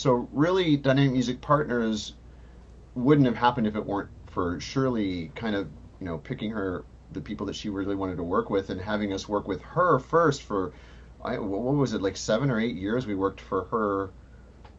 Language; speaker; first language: English; native; English